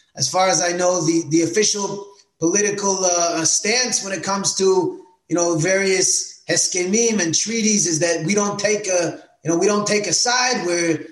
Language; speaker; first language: English; native; English